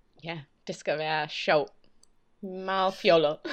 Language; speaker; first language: Danish; non-native, learner; English